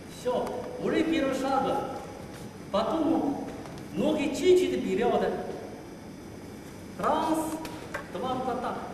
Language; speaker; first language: Russian; non-native, learner; Chinese